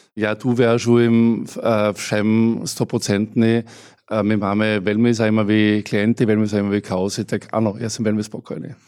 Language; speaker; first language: Czech; non-native, fluent; German